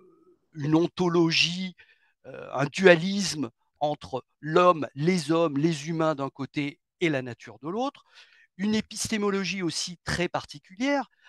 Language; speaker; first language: French; native; French